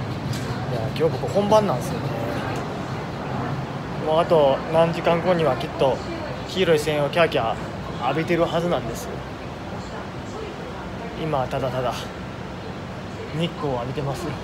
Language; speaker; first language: Japanese; native; Japanese